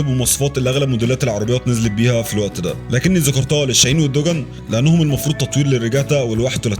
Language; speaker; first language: Arabic; native; Arabic